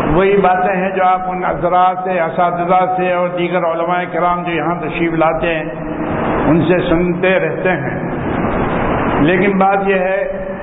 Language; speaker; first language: Urdu; non-native, local second language; Gujarati